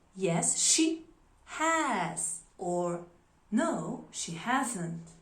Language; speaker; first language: English; non-native, fluent; Polish